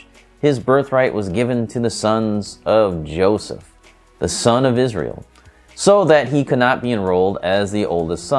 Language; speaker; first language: English; native; English